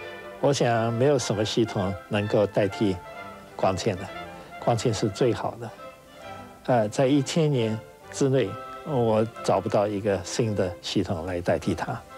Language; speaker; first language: Chinese; non-native, local second language; Wu Chinese